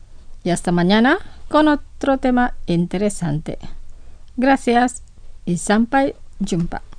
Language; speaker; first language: Spanish; non-native, fluent; Indonesian